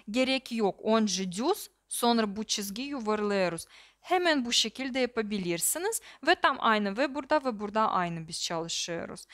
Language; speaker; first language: Turkish; non-native, learner; Russian